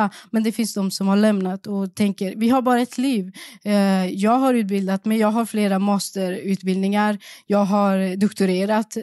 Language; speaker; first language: Swedish; early bilingual, other home language; Persian